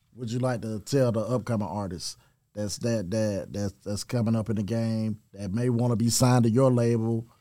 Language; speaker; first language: English; native; English